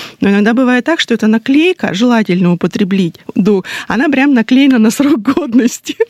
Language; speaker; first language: Russian; native; Russian